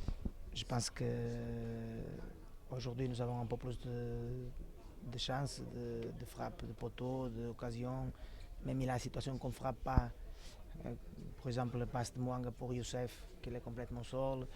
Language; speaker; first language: French; non-native, fluent; Portuguese